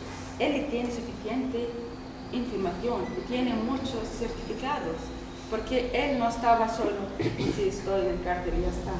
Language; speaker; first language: Spanish; non-native, learner; Arabic